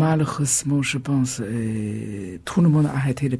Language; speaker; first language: French; non-native, fluent; Chinese